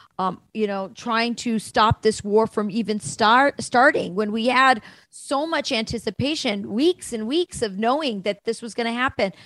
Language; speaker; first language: English; native; English